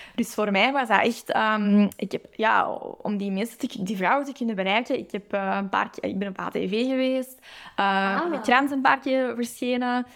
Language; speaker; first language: Dutch; native; Dutch